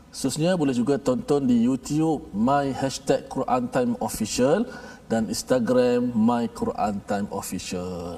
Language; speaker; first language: Malay; native; Malay